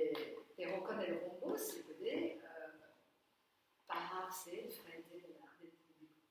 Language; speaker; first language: Spanish; non-native, learner; French